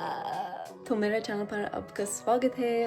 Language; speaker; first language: Hindi; non-native, learner; English